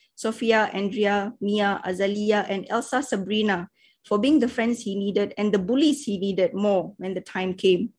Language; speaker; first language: English; non-native, local second language; Malay